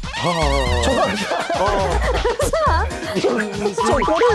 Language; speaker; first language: Japanese; native; Japanese